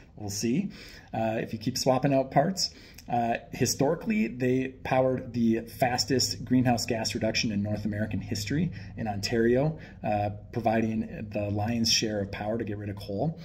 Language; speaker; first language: English; native; English